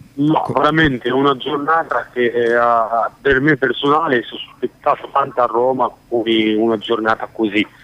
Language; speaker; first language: Italian; non-native, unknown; Arabic